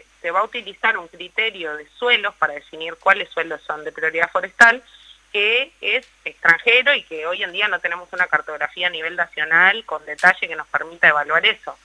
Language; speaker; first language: Spanish; native; Spanish